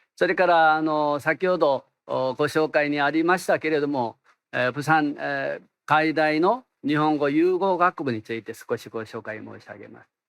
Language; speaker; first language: Japanese; non-native, fluent; Korean